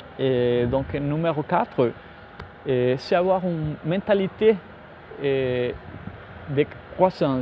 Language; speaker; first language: French; non-native, fluent; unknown